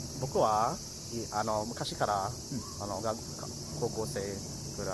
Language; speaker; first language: Japanese; non-native, learner; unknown